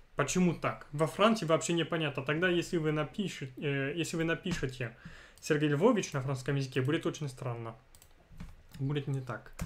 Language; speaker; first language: Russian; non-native, fluent; French